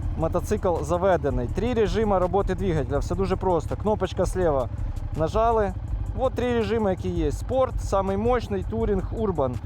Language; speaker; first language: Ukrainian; non-native, local second language; Russian